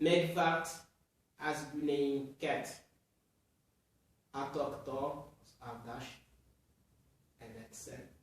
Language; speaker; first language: Hungarian; non-native, learner; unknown